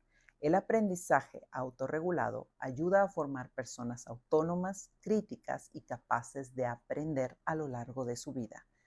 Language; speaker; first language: Spanish; native; Spanish